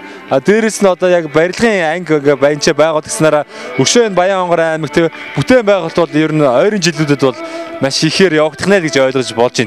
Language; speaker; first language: Mongolian; native; Mongolian